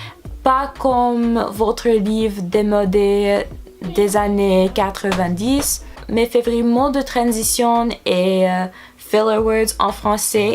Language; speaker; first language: French; non-native, learner; English